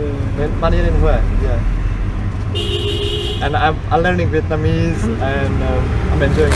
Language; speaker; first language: English; non-native, fluent; Czech